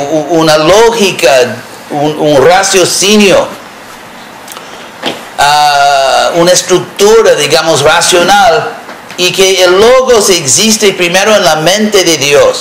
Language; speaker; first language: Spanish; non-native, fluent; English